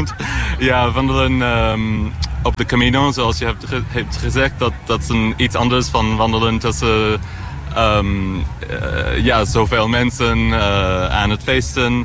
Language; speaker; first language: Dutch; non-native, fluent; English